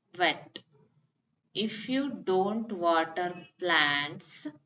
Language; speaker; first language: English; non-native, local second language; Kannada